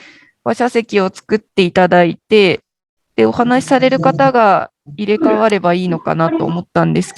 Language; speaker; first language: Japanese; native; Japanese